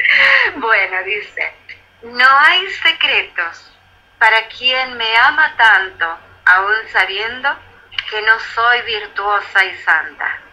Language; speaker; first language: Spanish; native; Spanish